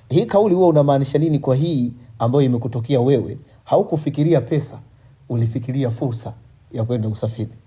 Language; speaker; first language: Swahili; native; Swahili